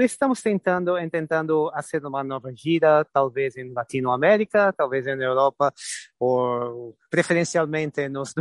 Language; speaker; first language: Portuguese; non-native, fluent; English